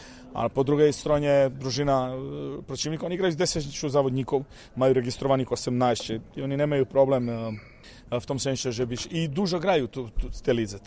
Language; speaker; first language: Polish; non-native, fluent; Serbian